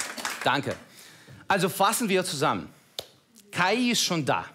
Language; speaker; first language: German; non-native, fluent; Russian